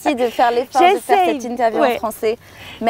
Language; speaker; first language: French; native; French